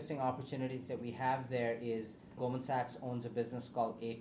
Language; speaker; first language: English; non-native, local second language; Urdu